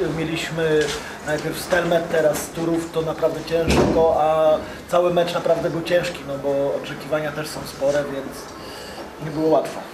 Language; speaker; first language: Polish; non-native, fluent; Serbian